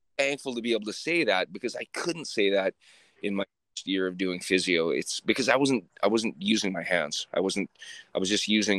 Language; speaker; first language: English; native; English